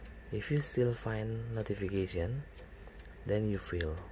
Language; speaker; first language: English; non-native, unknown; Indonesian